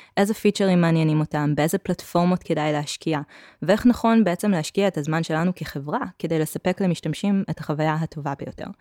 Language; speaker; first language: Hebrew; native; Hebrew